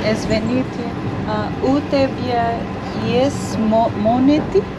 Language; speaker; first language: Russian; non-native, learner; Indonesian